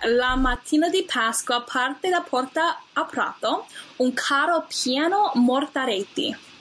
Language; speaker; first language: Italian; non-native, fluent; English